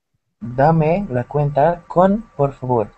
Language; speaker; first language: Spanish; non-native, learner; Arabic